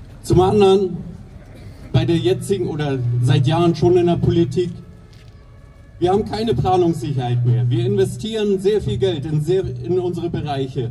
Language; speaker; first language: German; native; German